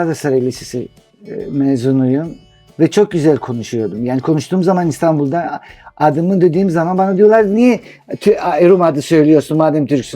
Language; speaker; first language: Turkish; non-native, local second language; Greek